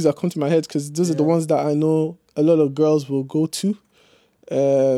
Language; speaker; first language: English; native; English